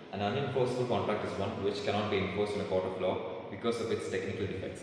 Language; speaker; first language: English; non-native, local second language; Malayalam